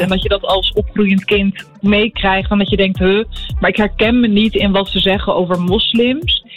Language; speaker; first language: Dutch; early bilingual, other home language; Arabic